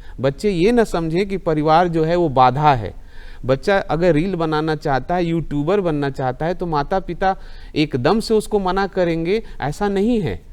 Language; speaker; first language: Hindi; native; Hindi